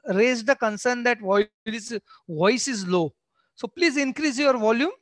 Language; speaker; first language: English; non-native, local second language; Marathi